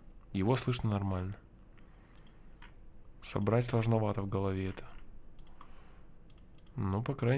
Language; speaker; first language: Russian; native; Russian